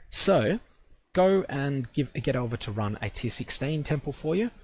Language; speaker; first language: English; native; English